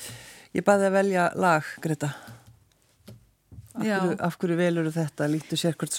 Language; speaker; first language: Icelandic; native; Icelandic